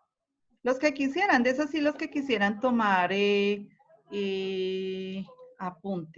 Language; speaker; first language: Spanish; native; Spanish